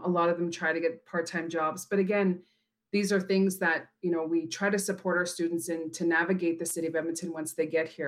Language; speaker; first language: English; native; English